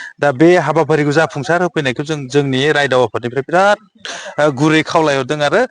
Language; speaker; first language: Bodo; native; Bodo